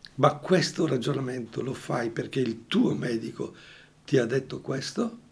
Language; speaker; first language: Italian; native; Italian